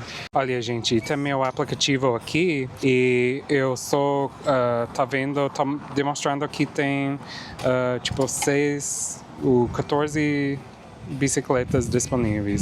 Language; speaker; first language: Portuguese; non-native, fluent; English